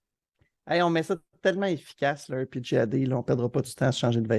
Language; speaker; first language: French; native; French